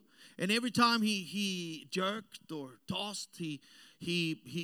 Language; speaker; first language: English; non-native, fluent; German